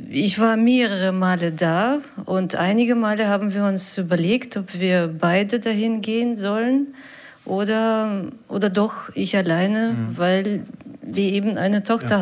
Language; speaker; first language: German; non-native, fluent; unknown